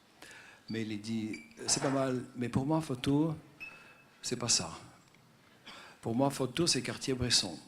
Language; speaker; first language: French; non-native, fluent; Russian